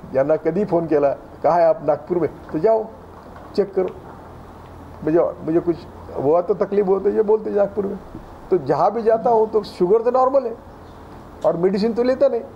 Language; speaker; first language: Hindi; non-native, local second language; Marathi